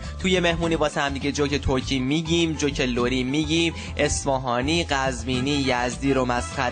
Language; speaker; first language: Persian; native; Persian